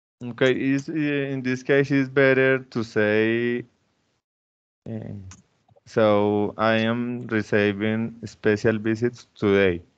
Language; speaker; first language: English; non-native, fluent; Spanish